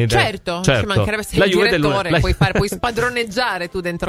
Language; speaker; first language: Italian; native; Italian